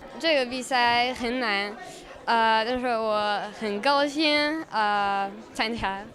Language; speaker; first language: Chinese; non-native, learner; French